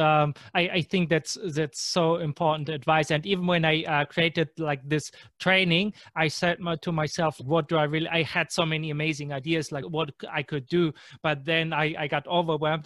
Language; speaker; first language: English; non-native, fluent; German